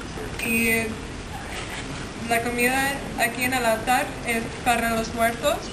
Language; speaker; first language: Spanish; non-native, learner; English